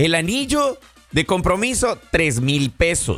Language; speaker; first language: Spanish; native; Spanish